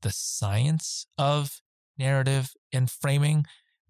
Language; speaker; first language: English; native; English